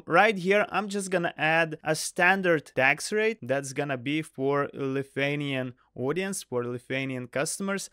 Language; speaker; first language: English; non-native, fluent; Lithuanian